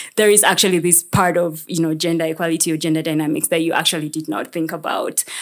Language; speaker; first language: English; non-native, local second language; Ganda